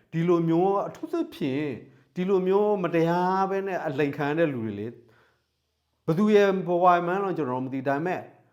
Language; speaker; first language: Burmese; non-native, local second language; S'gaw Karen